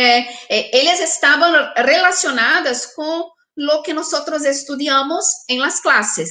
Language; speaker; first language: Spanish; non-native, fluent; Portuguese